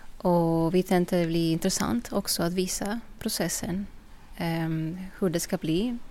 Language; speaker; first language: Swedish; non-native, fluent; Spanish